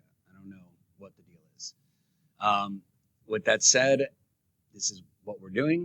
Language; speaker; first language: English; native; English